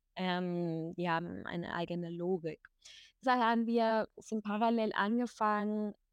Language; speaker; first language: German; non-native, fluent; Spanish